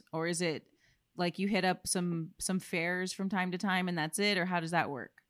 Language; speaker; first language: English; native; English